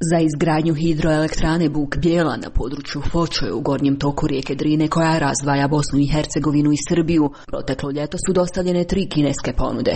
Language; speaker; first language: Croatian; native; Croatian